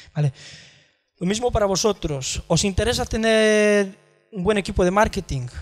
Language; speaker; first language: Spanish; non-native, fluent; Romanian